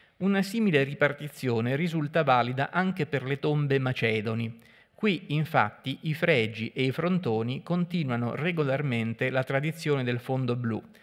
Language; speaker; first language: Italian; native; Italian